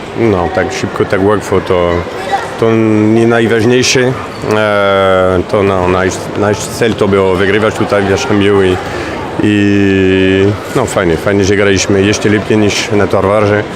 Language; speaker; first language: Polish; non-native, learner; French